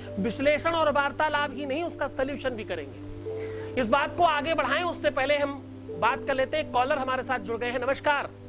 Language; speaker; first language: Hindi; native; Hindi